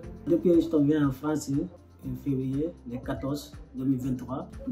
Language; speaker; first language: French; non-native, local second language; Soninke